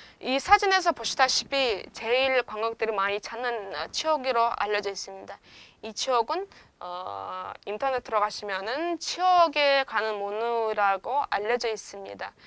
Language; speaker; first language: Korean; non-native, fluent; Turkmen